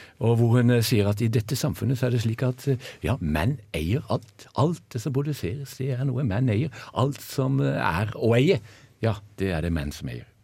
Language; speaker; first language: Norwegian; native; Norwegian